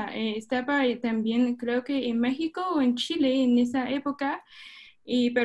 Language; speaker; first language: Spanish; non-native, fluent; Chinese